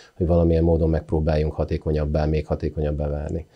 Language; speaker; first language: Hungarian; native; Hungarian